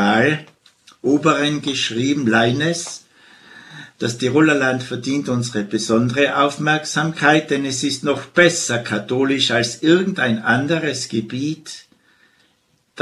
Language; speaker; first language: German; native; German